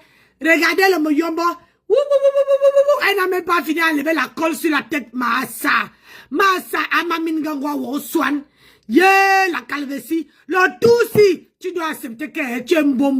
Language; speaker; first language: French; non-native, local second language; Lingala